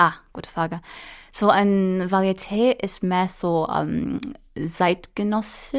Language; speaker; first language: German; non-native, fluent; English